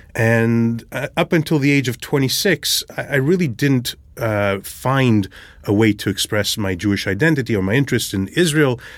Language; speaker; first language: English; early bilingual, other home language; Hebrew